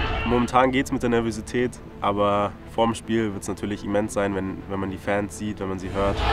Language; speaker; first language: German; native; German